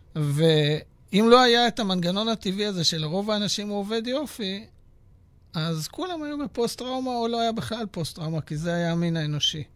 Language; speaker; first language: Hebrew; native; Hebrew